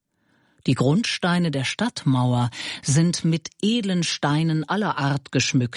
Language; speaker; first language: German; native; German